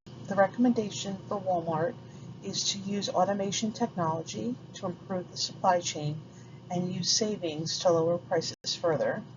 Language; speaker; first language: English; native; English